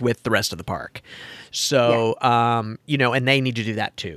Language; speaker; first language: English; native; English